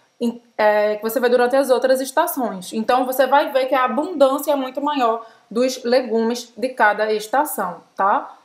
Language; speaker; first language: Portuguese; native; Portuguese